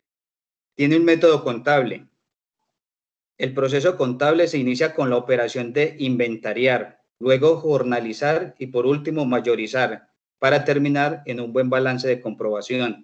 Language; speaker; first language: Spanish; native; Spanish